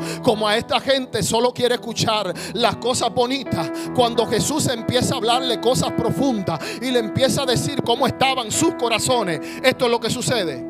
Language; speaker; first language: Spanish; native; Spanish